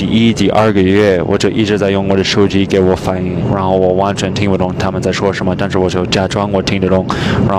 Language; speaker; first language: Chinese; non-native, fluent; English